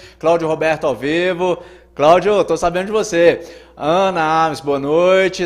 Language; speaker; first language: Portuguese; native; Portuguese